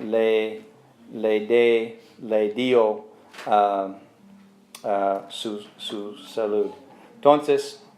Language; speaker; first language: Spanish; non-native, learner; English